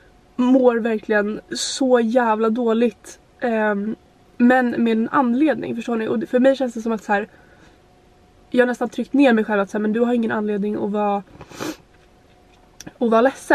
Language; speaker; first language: Swedish; native; Swedish